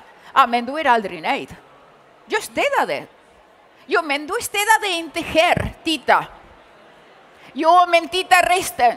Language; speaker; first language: Swedish; early bilingual, other home language; Spanish